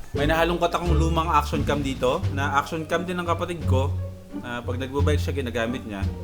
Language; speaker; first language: Filipino; native; Filipino